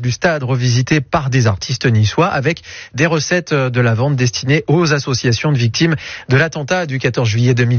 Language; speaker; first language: French; native; French